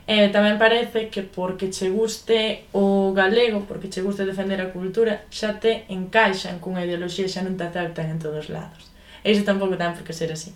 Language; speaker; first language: Galician; native; Galician